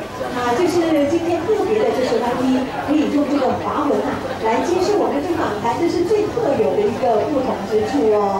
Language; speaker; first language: Chinese; native; Chinese